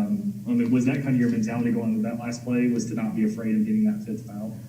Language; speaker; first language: English; native; English